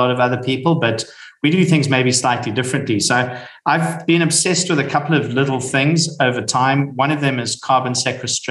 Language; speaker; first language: English; native; English